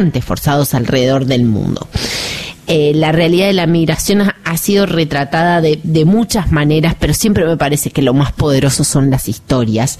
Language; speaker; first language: Spanish; native; Spanish